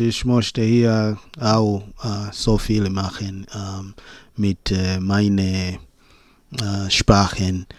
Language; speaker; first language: German; non-native, learner; Swahili